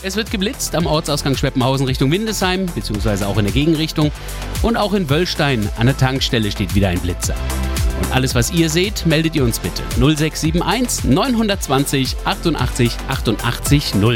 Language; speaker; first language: German; native; German